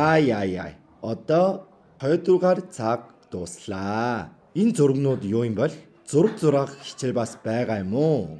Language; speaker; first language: Mongolian; non-native, fluent; Korean